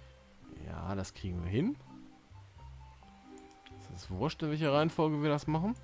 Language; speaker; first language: German; native; German